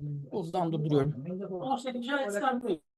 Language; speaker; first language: Turkish; native; Turkish